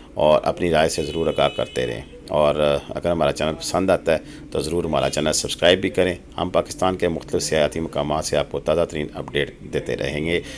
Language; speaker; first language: Urdu; non-native, local second language; Pahari-Potwari